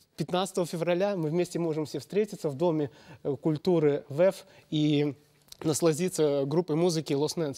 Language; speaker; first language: Russian; native; Russian